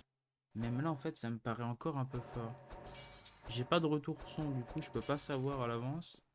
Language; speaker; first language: French; native; French